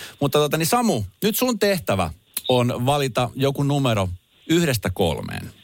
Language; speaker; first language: Finnish; early bilingual, other home language; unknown